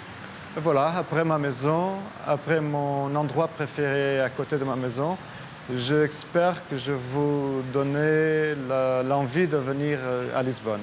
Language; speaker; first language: French; non-native, fluent; Portuguese